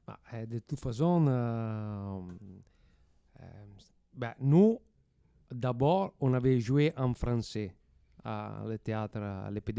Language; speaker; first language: French; non-native, fluent; Italian